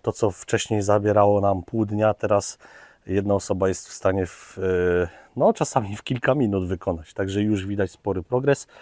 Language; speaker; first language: Polish; native; Polish